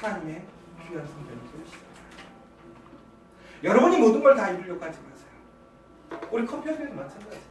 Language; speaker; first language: Korean; native; Korean